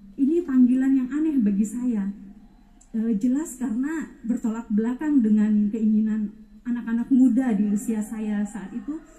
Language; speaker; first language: Indonesian; non-native, local second language; Batak Toba